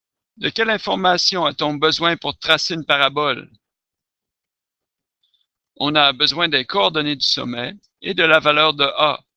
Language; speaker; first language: French; native; French